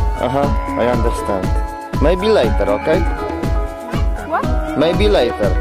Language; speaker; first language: English; non-native, learner; Polish